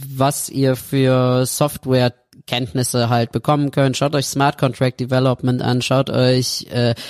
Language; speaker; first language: German; native; German